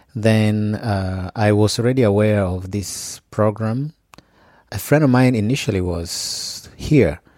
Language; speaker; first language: English; non-native, local second language; Acoli